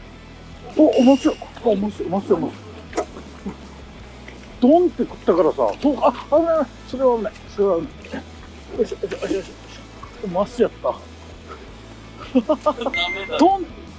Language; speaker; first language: Japanese; native; Japanese